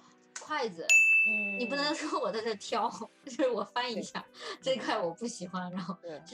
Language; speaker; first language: Chinese; native; Chinese